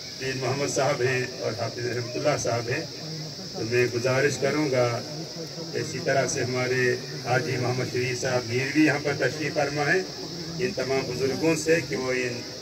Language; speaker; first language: Urdu; non-native, local second language; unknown